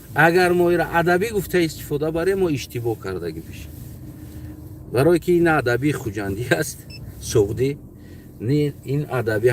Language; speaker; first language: Tajik; native; Tajik